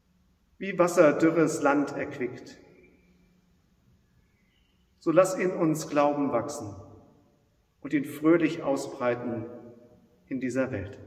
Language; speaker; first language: German; native; German